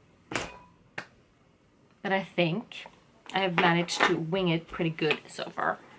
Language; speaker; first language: English; non-native, fluent; Swedish